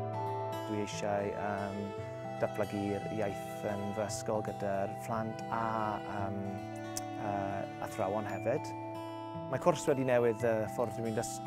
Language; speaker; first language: Welsh; non-native, local second language; English